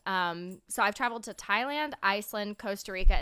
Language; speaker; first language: English; native; English